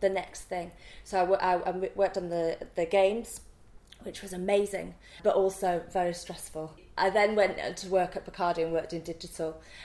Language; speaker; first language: English; native; English